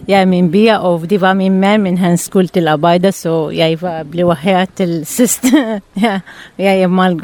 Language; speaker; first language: Danish; non-native, learner; Arabic